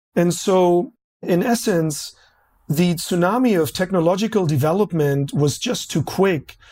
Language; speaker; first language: English; non-native, fluent; German